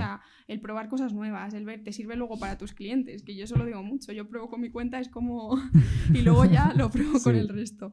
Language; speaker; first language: Spanish; native; Spanish